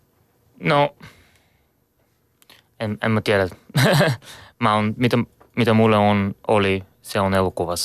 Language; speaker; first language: Finnish; non-native, learner; Bulgarian